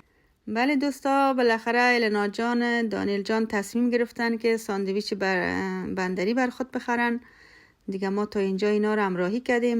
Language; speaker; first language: Persian; native; Persian